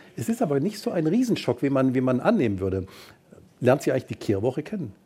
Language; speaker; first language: German; native; German